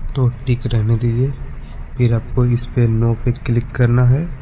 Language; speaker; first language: Hindi; native; Hindi